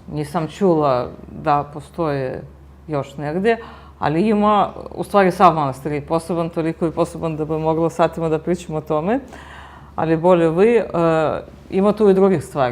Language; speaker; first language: Bosnian; native; Bosnian